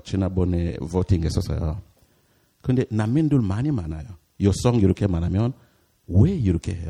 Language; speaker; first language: Korean; non-native, learner; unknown